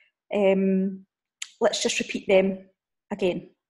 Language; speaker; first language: English; native; English